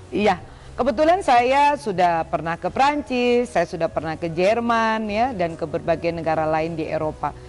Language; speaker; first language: Indonesian; native; Indonesian